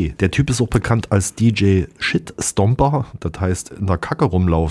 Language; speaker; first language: German; native; German